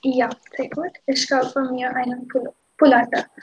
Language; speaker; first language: German; non-native, fluent; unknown